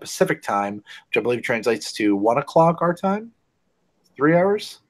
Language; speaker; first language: English; native; English